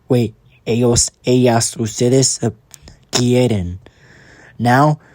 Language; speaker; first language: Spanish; non-native, learner; English